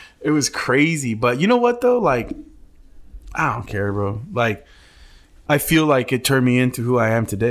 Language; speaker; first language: English; early bilingual, other home language; Spanish